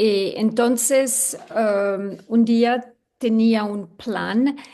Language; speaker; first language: Spanish; non-native, learner; English